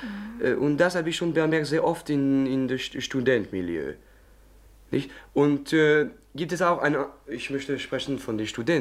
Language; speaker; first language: German; non-native, learner; French